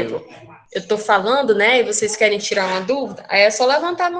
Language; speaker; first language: Portuguese; native; Portuguese